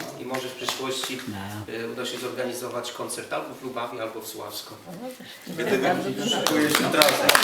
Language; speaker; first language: Polish; non-native, learner; Russian